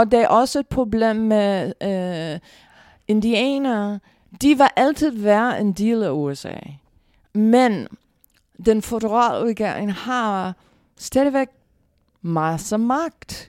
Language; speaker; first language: Danish; non-native, fluent; English